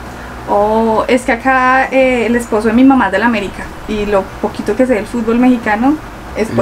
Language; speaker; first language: Spanish; native; Spanish